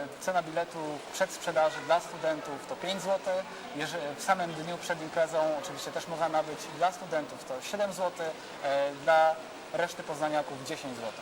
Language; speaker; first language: Polish; native; Polish